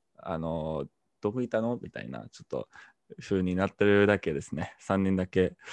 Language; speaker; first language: Japanese; non-native, fluent; English